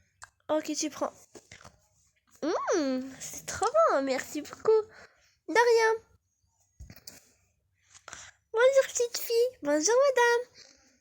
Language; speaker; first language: French; non-native, learner; Arabic